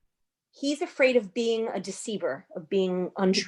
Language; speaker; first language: English; native; English